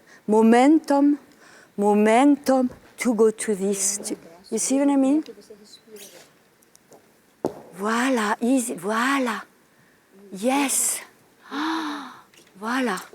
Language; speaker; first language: English; non-native, fluent; French